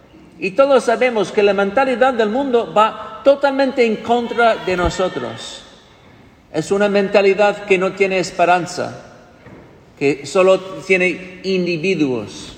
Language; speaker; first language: Spanish; non-native, fluent; English